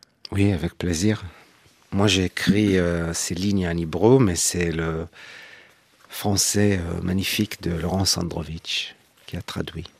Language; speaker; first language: French; non-native, fluent; Hebrew